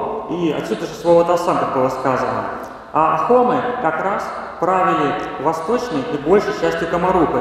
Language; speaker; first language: Russian; native; Russian